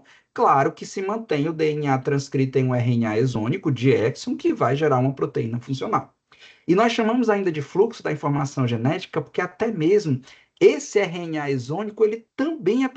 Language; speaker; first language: Portuguese; native; Portuguese